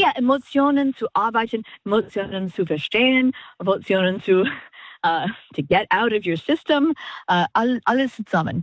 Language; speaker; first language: German; non-native, learner; English